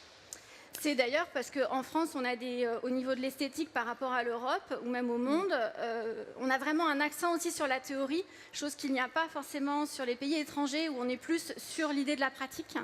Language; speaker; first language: French; native; French